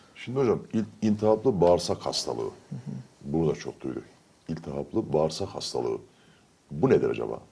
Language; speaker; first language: Turkish; native; Turkish